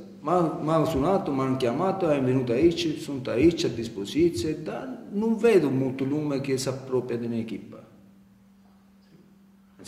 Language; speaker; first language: Romanian; non-native, learner; Italian